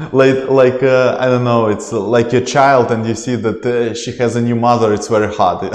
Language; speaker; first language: English; non-native, learner; Ukrainian